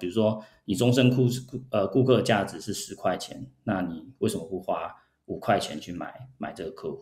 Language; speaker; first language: Chinese; early bilingual, heritage; Chinese